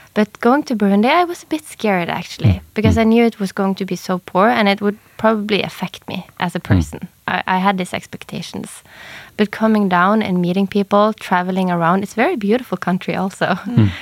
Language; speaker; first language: English; non-native, fluent; Norwegian